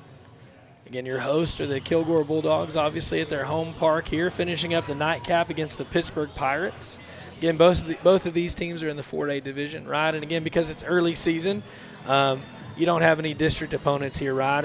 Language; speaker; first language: English; native; English